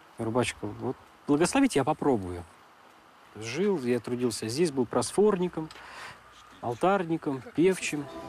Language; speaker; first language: Russian; non-native, local second language; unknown